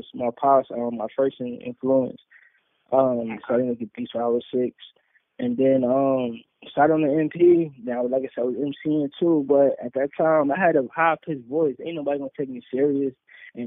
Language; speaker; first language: English; native; English